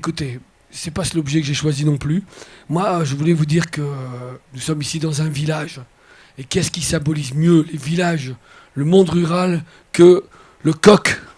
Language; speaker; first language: French; native; French